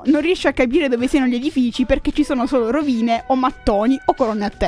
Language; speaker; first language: Italian; native; Italian